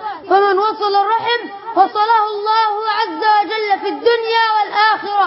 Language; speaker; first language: Arabic; native; Arabic